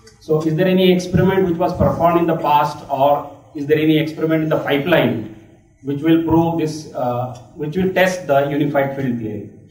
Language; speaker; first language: English; non-native, local second language; Bangla